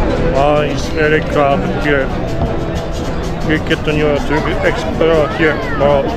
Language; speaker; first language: English; non-native, learner; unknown